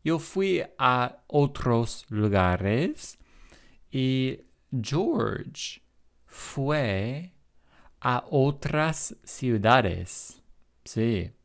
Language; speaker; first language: Spanish; non-native, fluent; English